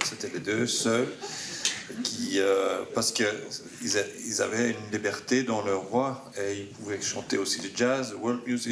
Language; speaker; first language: French; non-native, fluent; Dutch